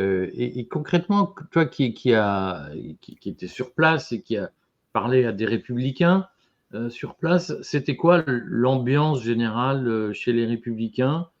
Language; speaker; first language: French; native; French